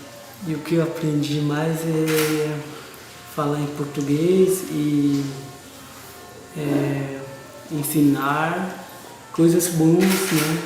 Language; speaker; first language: Portuguese; non-native, local second language; Guarani